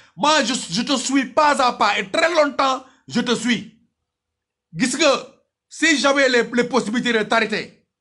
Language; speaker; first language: French; non-native, local second language; Wolof